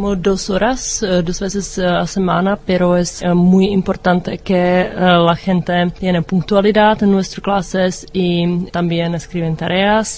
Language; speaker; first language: Spanish; non-native, learner; Czech